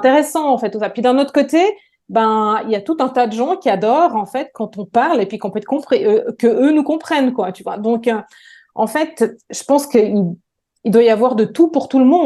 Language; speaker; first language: French; native; French